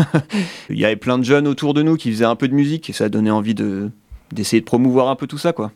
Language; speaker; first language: French; native; French